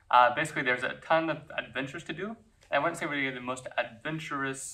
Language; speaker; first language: English; native; English